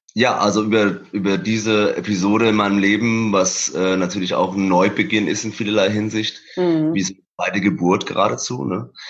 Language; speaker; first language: German; early bilingual, other home language; Persian